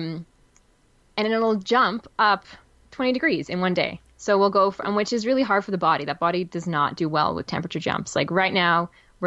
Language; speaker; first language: English; native; English